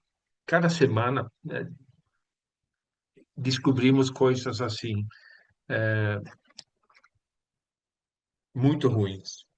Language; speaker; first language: Portuguese; non-native, fluent; Swedish